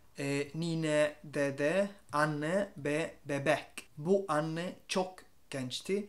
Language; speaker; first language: Turkish; non-native, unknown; Spanish